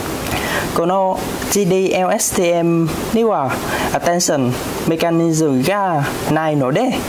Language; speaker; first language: Japanese; non-native, learner; Vietnamese